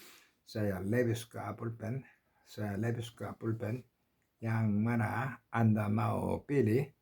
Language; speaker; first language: Indonesian; non-native, learner; Korean